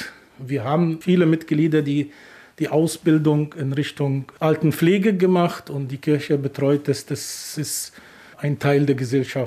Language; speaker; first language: German; non-native, fluent; Arabic